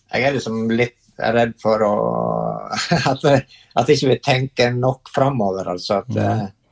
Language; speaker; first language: Norwegian; native; Norwegian